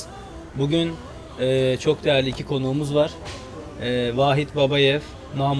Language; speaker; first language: Turkish; native; Turkish